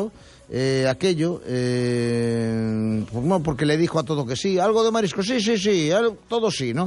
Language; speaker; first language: Spanish; native; Spanish